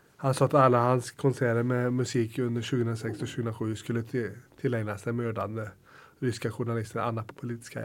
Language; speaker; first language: Swedish; native; Swedish